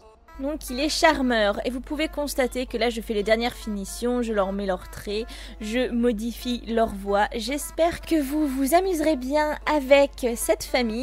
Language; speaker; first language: French; native; French